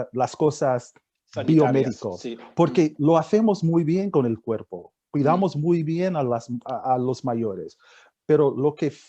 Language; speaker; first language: Spanish; non-native, fluent; English